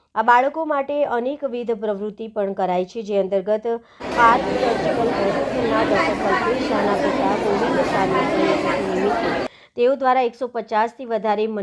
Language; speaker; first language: Gujarati; native; Gujarati